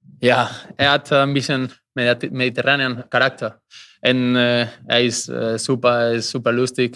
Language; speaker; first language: German; non-native, learner; Spanish